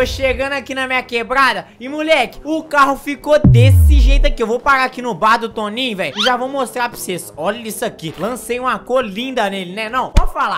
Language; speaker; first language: Portuguese; native; Portuguese